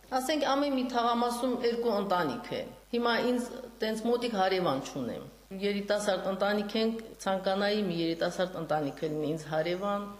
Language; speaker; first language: Armenian; native; Armenian